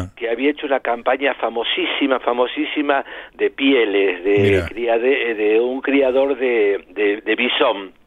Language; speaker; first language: Spanish; native; Spanish